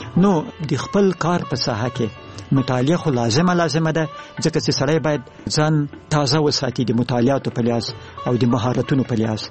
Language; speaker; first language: Pashto; native; Pashto